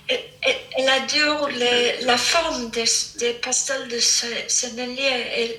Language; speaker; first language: French; non-native, fluent; English